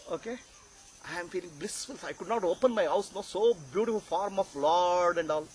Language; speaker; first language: English; non-native, local second language; Kannada